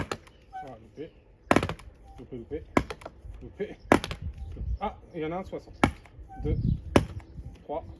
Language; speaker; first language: French; native; French